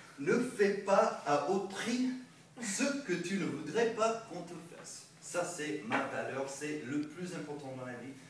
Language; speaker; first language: French; non-native, fluent; English